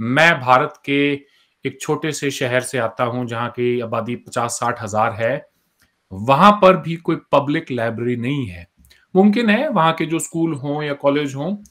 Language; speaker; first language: Hindi; native; Hindi